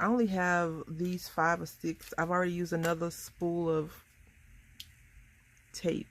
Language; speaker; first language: English; native; English